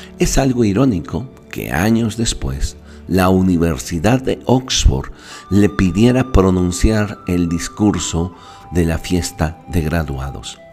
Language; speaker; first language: Spanish; native; Spanish